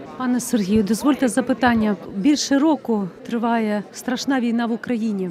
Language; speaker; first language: Ukrainian; native; Ukrainian